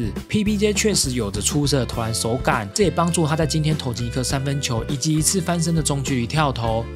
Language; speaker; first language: Chinese; native; Chinese